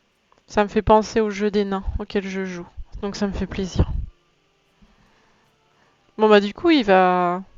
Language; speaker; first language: French; native; French